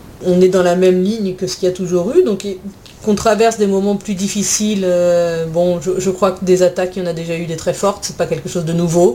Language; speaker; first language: French; native; French